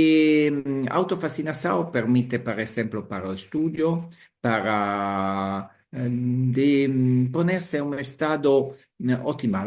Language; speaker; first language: Portuguese; non-native, learner; Italian